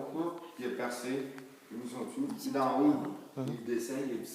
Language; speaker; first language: French; native; French